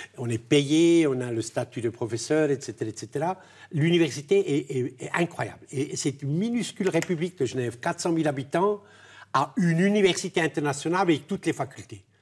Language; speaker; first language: French; non-native, local second language; German